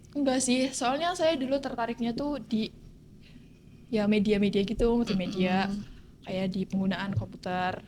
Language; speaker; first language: Indonesian; native; Indonesian